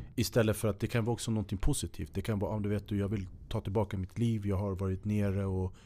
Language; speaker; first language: Swedish; native; Swedish